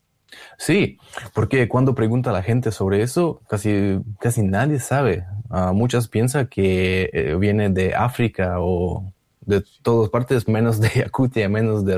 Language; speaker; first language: Spanish; non-native, learner; Russian